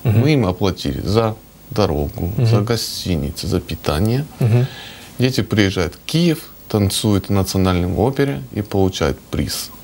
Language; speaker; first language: Russian; non-native, fluent; Japanese